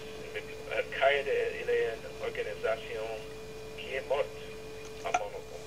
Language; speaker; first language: French; non-native, learner; English